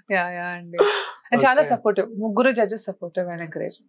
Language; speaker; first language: Telugu; native; Telugu